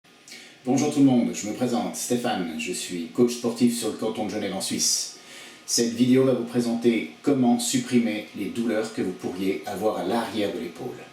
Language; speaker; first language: French; native; French